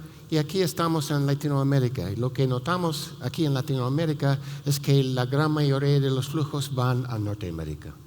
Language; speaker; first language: Spanish; non-native, fluent; English